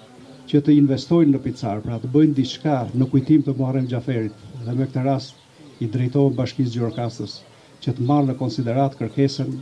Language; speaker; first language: Albanian; native; Albanian